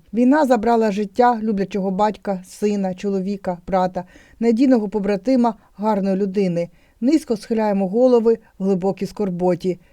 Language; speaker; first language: Ukrainian; native; Ukrainian